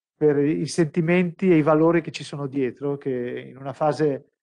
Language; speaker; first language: Italian; native; Italian